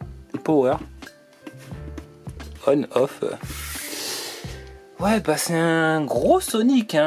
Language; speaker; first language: French; native; French